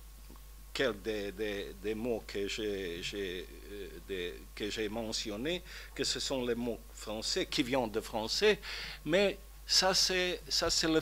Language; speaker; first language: French; non-native, fluent; Croatian